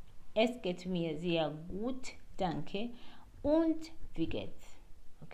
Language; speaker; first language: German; non-native, learner; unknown